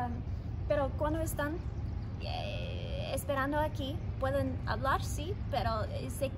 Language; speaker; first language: Spanish; non-native, learner; English